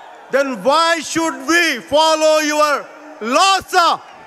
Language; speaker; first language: English; non-native, local second language; Telugu